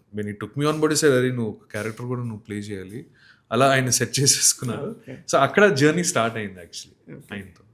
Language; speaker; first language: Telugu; non-native, local second language; Malayalam